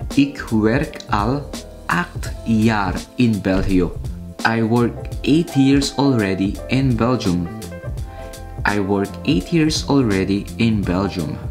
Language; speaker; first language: Dutch; non-native, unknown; Filipino